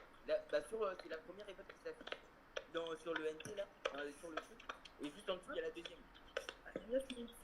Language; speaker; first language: French; native; French